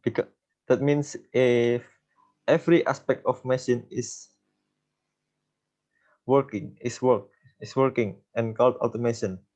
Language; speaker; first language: English; non-native, learner; Indonesian